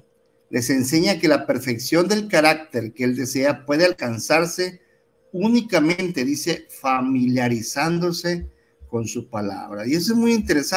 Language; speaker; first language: Spanish; native; Spanish